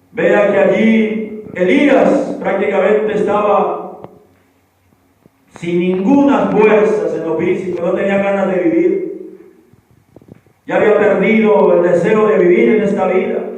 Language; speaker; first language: Spanish; native; Spanish